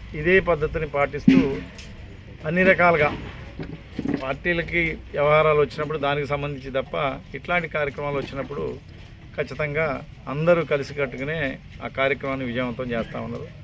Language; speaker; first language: Telugu; native; Telugu